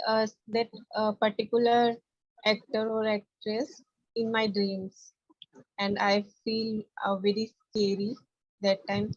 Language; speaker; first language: English; non-native, learner; Hindi